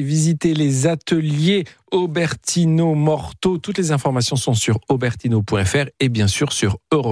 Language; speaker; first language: French; native; French